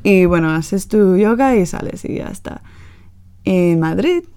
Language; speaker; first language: Spanish; non-native, learner; English